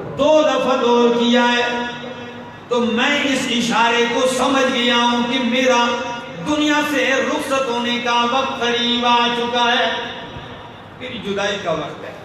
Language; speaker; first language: Urdu; non-native, local second language; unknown